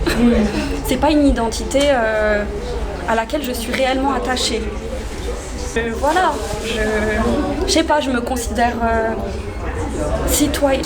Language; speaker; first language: French; early bilingual, other home language; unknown